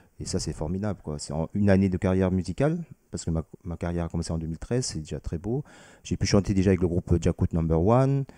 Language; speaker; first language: French; early bilingual, other home language; Vietnamese